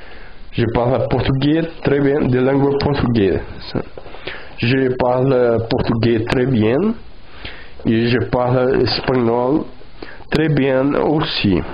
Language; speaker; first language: French; non-native, learner; Portuguese